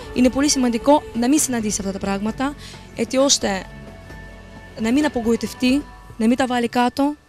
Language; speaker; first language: Greek; early bilingual, other home language; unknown